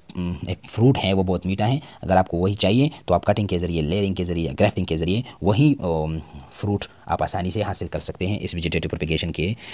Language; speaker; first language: Urdu; non-native, local second language; Pashto